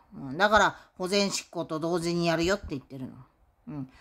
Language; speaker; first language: Japanese; native; Japanese